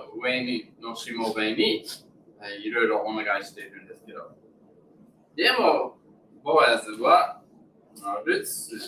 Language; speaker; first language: Japanese; non-native, learner; English